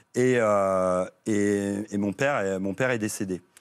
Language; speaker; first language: French; native; French